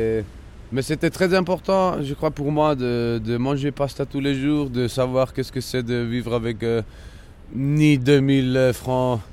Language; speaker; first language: French; non-native, local second language; Spanish